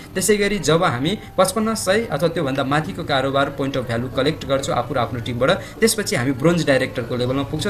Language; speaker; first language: Nepali; non-native, local second language; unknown